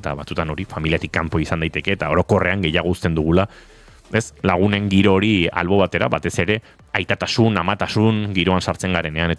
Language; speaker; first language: Basque; native; Basque